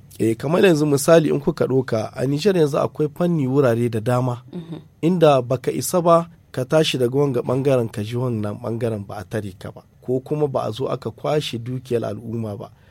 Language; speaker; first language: Hausa; native; Hausa